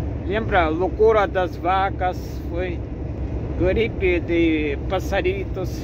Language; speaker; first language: Portuguese; non-native, learner; Russian